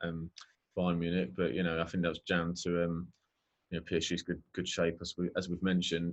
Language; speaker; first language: English; native; English